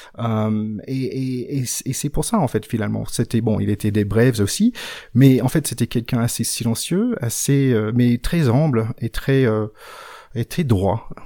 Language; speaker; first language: French; non-native, fluent; English